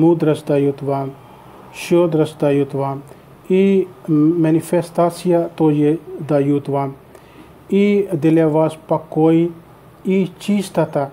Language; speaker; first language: Russian; non-native, learner; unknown